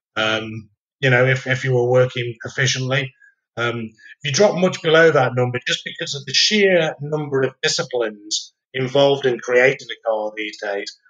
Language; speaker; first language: English; native; English